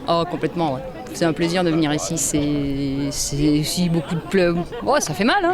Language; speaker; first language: French; native; French